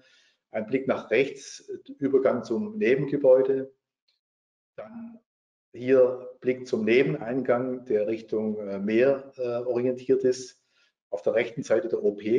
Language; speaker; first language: German; native; German